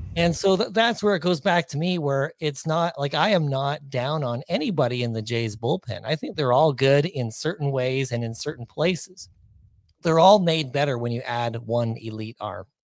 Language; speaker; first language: English; native; English